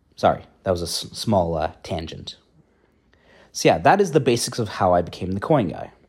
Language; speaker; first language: English; native; English